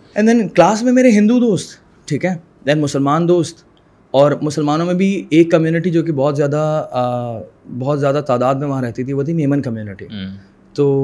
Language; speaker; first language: Urdu; native; Urdu